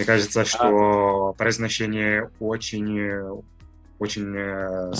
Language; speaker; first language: Russian; non-native, fluent; Italian